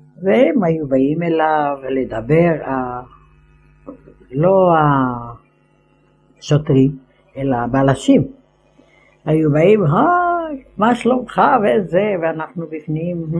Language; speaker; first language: Hebrew; non-native, fluent; Ladino